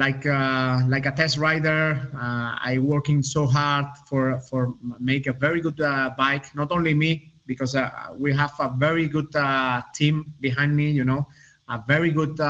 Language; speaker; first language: English; non-native, learner; Spanish